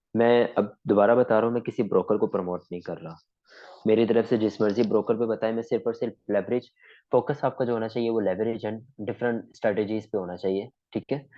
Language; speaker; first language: Urdu; non-native, local second language; Punjabi